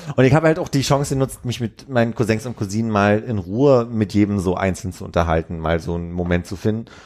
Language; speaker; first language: German; native; German